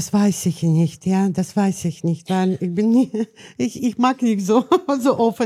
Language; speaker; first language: German; non-native, learner; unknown